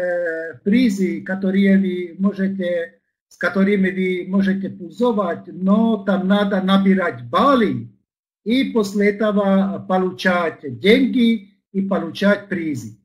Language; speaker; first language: Russian; non-native, learner; Slovak